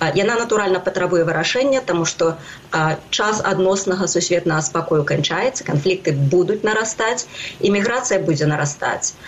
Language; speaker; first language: Belarusian; native; Belarusian